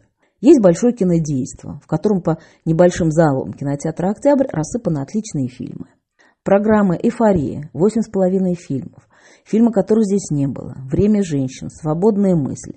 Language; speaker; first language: Russian; native; Russian